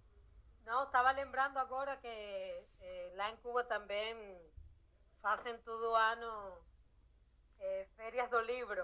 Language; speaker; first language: Portuguese; non-native, learner; Spanish